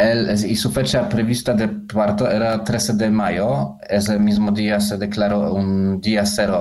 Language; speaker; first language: Spanish; non-native, fluent; Polish